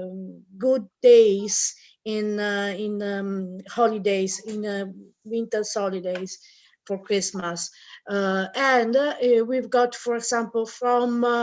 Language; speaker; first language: English; non-native, learner; Italian